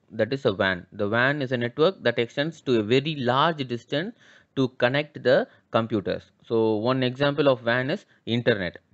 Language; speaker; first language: English; non-native, local second language; Tamil